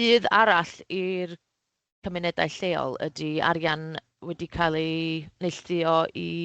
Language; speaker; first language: Welsh; native; Welsh